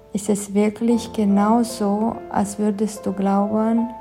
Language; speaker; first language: German; non-native, fluent; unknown